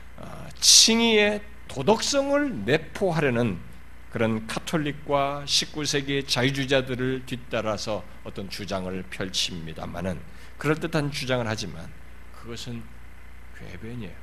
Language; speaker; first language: Korean; native; Korean